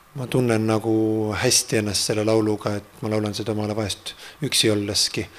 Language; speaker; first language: Estonian; native; Estonian